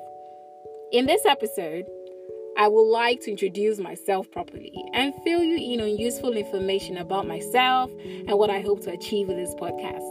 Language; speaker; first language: English; non-native, local second language; Igbo